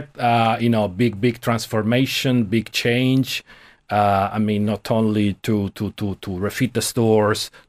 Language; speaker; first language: English; non-native, fluent; Italian